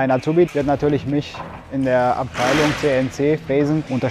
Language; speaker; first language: German; native; German